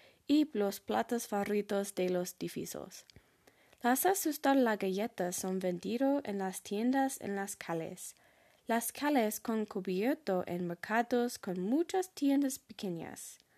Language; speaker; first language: Spanish; non-native, learner; English